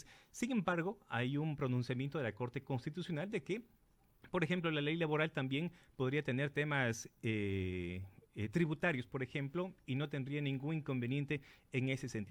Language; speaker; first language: Spanish; native; Spanish